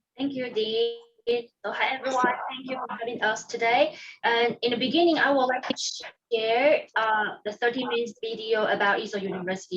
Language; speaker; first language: English; non-native, fluent; Chinese